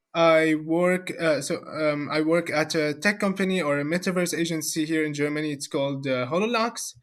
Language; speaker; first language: English; non-native, fluent; Arabic